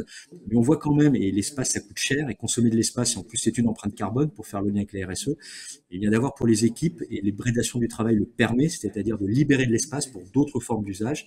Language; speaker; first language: French; native; French